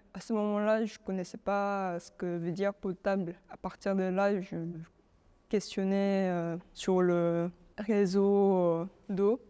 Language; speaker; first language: French; non-native, fluent; Korean